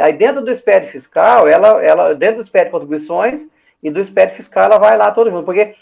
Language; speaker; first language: Portuguese; native; Portuguese